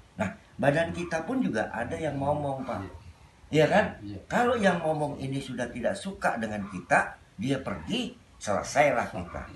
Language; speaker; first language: Indonesian; non-native, local second language; Javanese